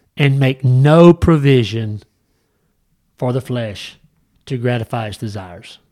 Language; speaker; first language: English; native; English